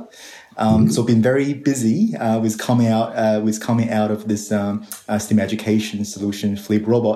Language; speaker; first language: English; non-native, fluent; Chinese